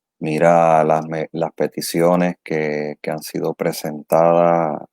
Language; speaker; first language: Spanish; native; Spanish